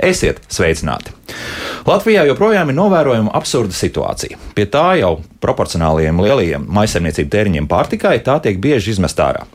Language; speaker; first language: Latvian; native; Latvian